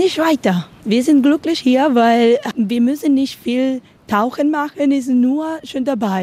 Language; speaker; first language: German; non-native, learner; Spanish